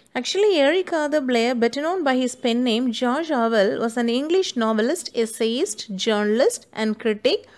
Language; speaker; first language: English; non-native, local second language; Tamil